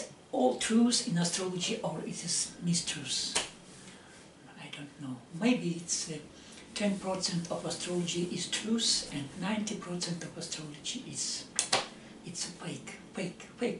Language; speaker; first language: English; non-native, learner; Russian